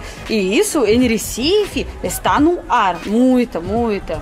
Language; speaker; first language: Portuguese; non-native, fluent; Russian